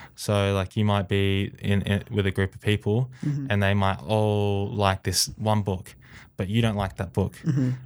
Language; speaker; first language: English; native; English